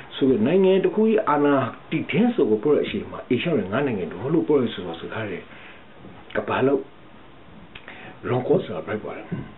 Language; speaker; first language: Burmese; native; Burmese